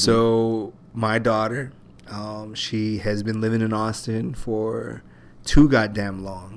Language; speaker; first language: English; native; English